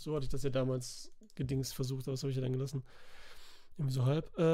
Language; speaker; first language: German; native; German